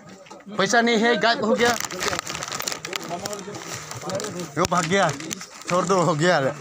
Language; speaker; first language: Hindi; non-native, local second language; Khasi